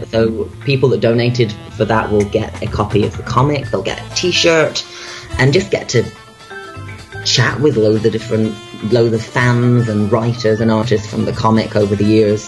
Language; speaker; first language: English; native; English